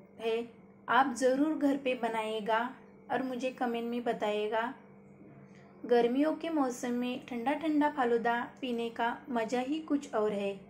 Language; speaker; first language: Hindi; non-native, local second language; Marathi